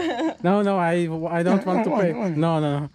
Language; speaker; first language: English; non-native, fluent; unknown